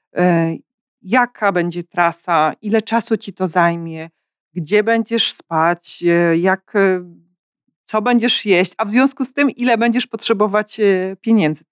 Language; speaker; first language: Polish; native; Polish